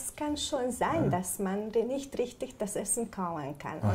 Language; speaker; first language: German; non-native, learner; Hungarian